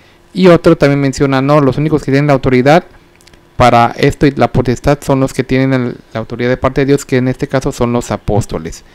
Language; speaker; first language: Spanish; native; Spanish